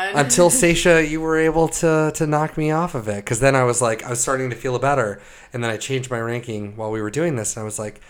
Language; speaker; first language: English; native; English